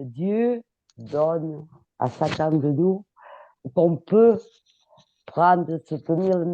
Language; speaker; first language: French; non-native, fluent; Portuguese